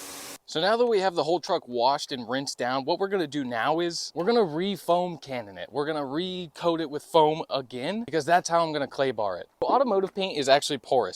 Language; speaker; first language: English; native; English